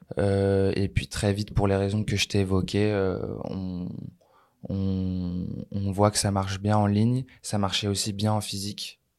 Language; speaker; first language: French; native; French